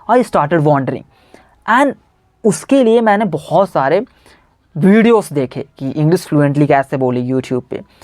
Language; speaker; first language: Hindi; native; Hindi